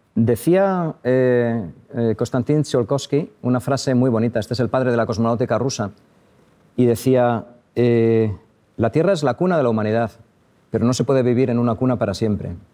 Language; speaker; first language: Spanish; native; Spanish